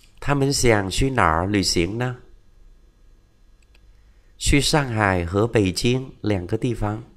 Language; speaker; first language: Chinese; non-native, fluent; Vietnamese